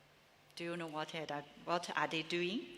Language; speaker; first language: English; non-native, learner; Chinese